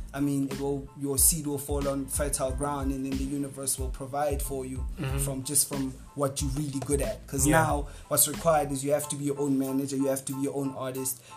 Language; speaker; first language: English; non-native, local second language; Northern Sotho